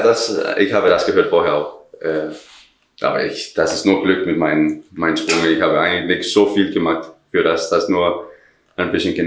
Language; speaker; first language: German; non-native, learner; Danish